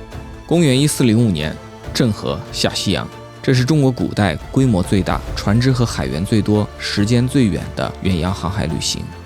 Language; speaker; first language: Chinese; native; Chinese